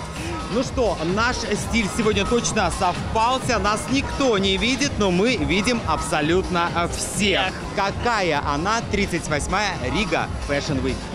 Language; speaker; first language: Russian; native; Russian